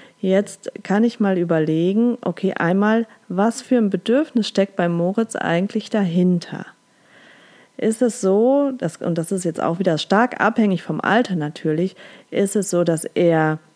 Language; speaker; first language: German; native; German